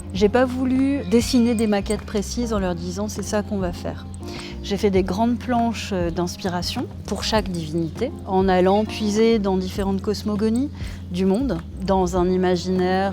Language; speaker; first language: French; native; French